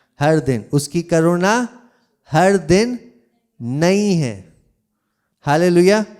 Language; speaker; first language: Hindi; non-native, local second language; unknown